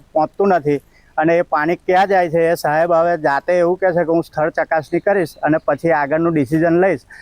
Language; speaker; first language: Gujarati; native; Gujarati